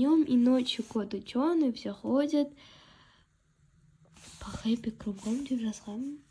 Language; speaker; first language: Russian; non-native, local second language; Kazakh